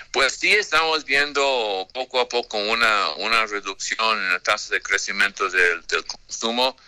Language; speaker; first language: Spanish; non-native, fluent; English